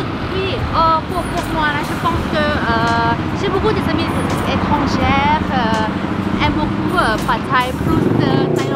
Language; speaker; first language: French; non-native, learner; Thai